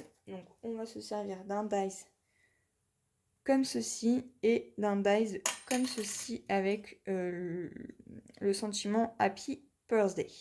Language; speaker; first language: French; native; French